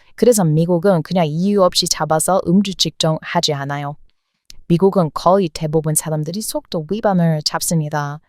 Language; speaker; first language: Korean; non-native, fluent; English